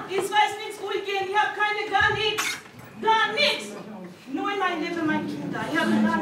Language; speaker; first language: German; non-native, learner; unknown